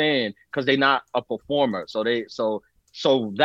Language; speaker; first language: English; early bilingual, other home language; Spanish